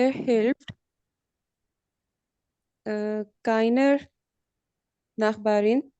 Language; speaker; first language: German; non-native, learner; Urdu